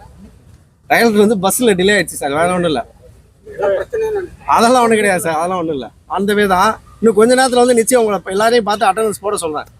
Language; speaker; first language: Tamil; native; Tamil